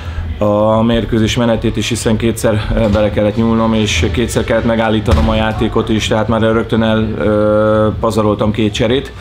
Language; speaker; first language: Hungarian; native; Hungarian